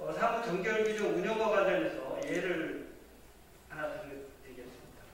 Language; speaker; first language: Korean; native; Korean